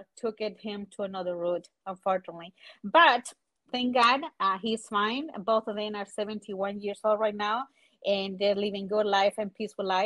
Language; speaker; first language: English; non-native, fluent; Spanish